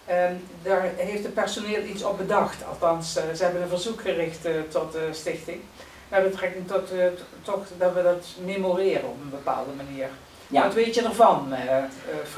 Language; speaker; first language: Dutch; native; Dutch